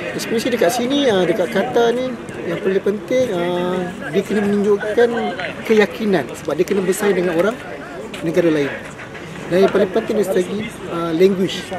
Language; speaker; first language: Malay; native; Malay